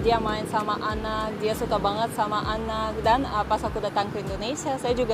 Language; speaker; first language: Indonesian; non-native, fluent; Russian